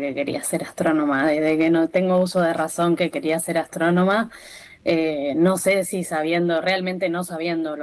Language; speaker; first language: Spanish; native; Spanish